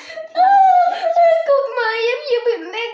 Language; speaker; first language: German; early bilingual, other home language; Russian